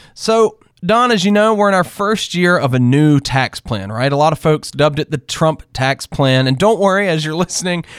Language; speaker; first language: English; native; English